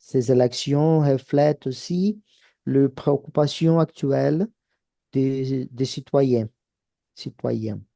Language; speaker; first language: French; non-native, fluent; Portuguese